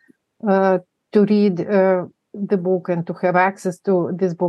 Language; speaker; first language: English; non-native, fluent; Russian